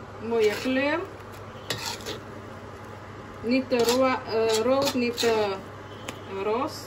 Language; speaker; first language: Dutch; non-native, local second language; Caribbean Hindustani